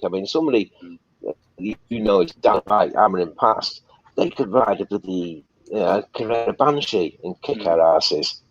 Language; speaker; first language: English; native; English